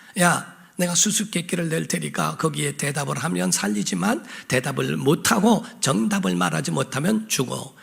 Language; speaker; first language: Korean; native; Korean